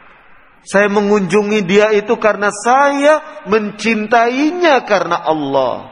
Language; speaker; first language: Indonesian; native; Indonesian